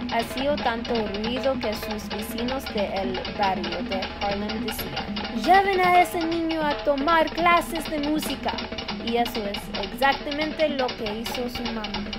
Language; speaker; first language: Spanish; non-native, learner; English